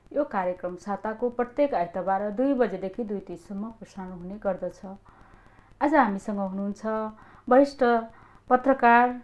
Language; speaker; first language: Nepali; native; Nepali